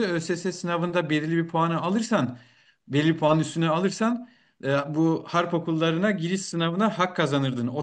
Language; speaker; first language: Turkish; native; Turkish